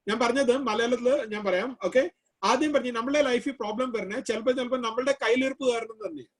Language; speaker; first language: Malayalam; early bilingual, heritage; Malayalam